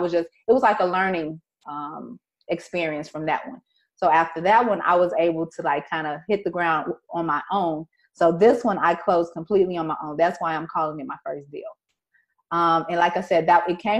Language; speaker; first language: English; native; English